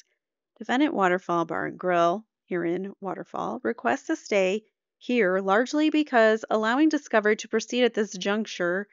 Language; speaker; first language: English; native; English